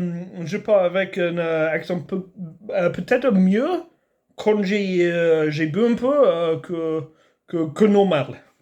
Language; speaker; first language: French; non-native, learner; English